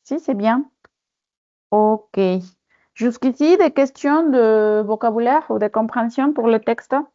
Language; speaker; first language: French; non-native, fluent; Spanish